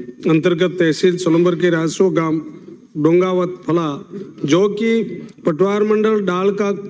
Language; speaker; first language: Hindi; native; Hindi